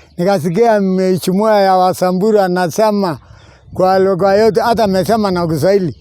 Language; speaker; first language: Swahili; non-native, local second language; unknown